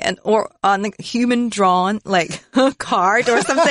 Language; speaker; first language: English; non-native, fluent; Chinese